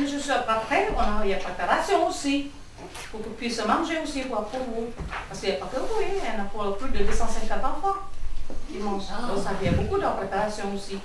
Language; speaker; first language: French; non-native, fluent; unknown